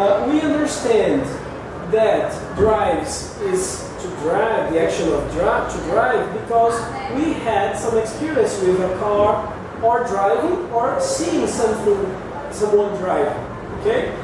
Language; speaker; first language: English; non-native, fluent; Portuguese